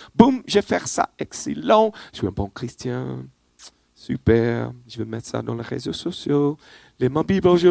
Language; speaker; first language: French; non-native, learner; English